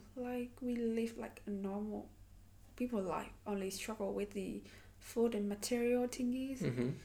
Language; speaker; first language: English; non-native, learner; Vietnamese